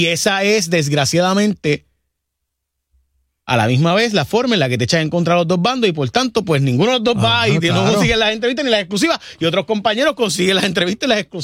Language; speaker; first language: Spanish; native; Spanish